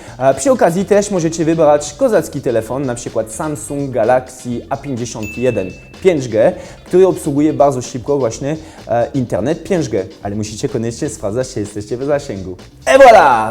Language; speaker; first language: Polish; non-native, fluent; French